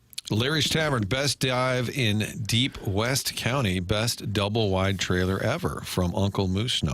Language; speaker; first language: English; native; English